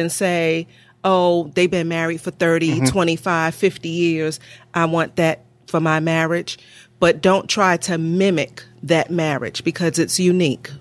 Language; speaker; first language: English; native; English